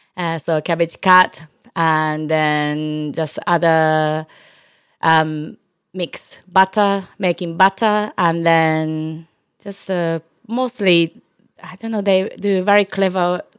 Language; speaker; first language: English; non-native, learner; Japanese